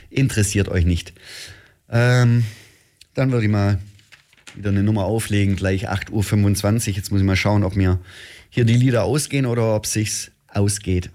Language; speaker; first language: German; native; German